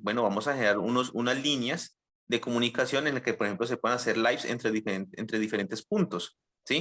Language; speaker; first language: Spanish; native; Spanish